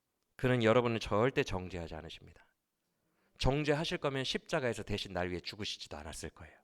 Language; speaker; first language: Korean; native; Korean